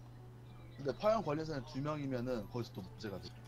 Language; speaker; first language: Korean; native; Korean